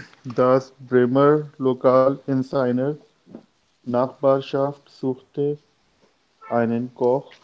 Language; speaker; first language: German; non-native, learner; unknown